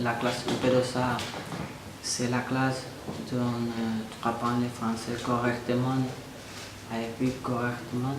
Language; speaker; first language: French; non-native, learner; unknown